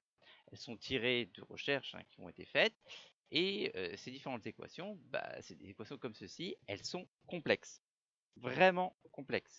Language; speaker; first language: French; native; French